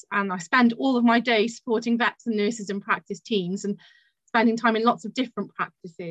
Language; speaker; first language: English; native; English